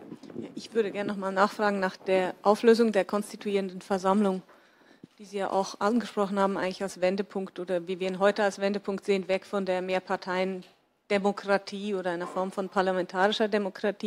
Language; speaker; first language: German; native; German